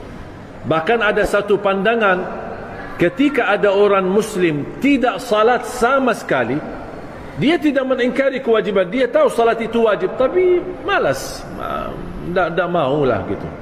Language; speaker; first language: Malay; non-native, fluent; Arabic